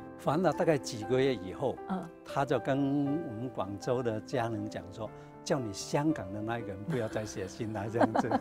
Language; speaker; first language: Chinese; non-native, local second language; Cantonese